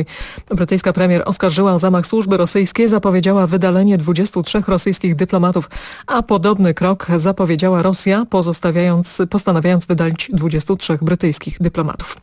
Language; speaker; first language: Polish; native; Polish